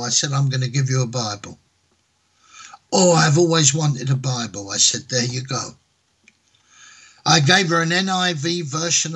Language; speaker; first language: English; native; English